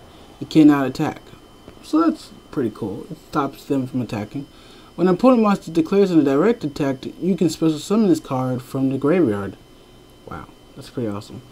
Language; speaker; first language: English; native; English